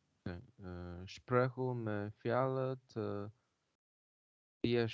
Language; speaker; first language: Albanian; non-native, learner; Chinese